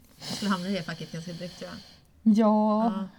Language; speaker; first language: Swedish; native; Swedish